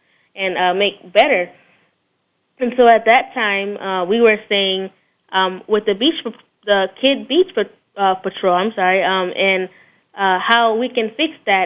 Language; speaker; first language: English; native; English